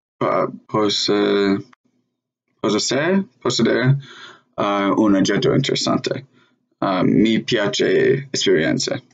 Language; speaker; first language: Italian; non-native, learner; English